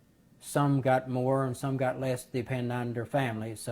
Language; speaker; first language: English; native; English